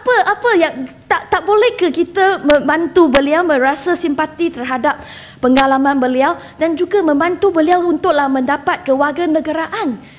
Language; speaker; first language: Malay; non-native, local second language; Chinese